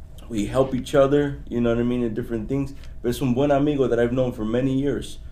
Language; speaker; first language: English; early bilingual, other home language; Spanish